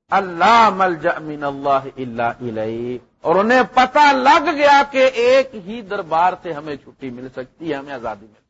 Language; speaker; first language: Urdu; non-native, local second language; Punjabi